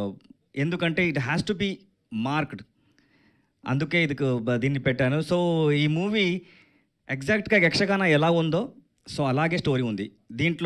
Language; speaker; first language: Telugu; non-native, learner; Kannada